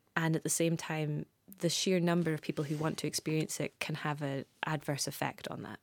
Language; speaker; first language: English; native; English